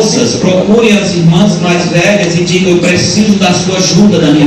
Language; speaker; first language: Portuguese; native; Portuguese